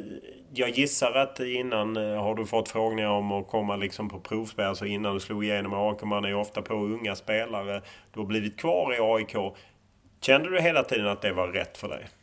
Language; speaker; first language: Swedish; native; Swedish